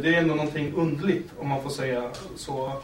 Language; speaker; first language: Swedish; early bilingual, other home language; Kurdish